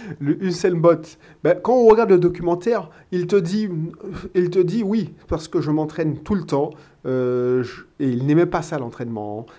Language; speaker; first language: French; native; French